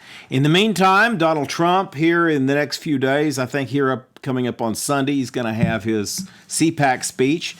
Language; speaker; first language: English; native; English